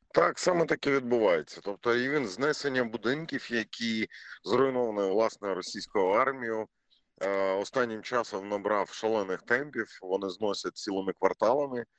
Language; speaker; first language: Ukrainian; non-native, local second language; Russian